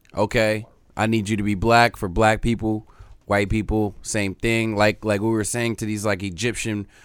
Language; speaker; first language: English; native; English